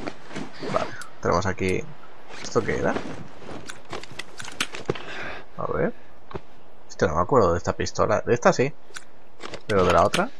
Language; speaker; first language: Spanish; native; Spanish